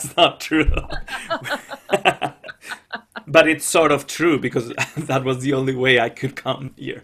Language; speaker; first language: English; non-native, fluent; Spanish